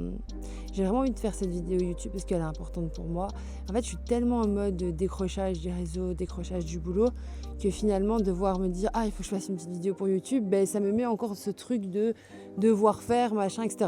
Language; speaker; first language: French; native; French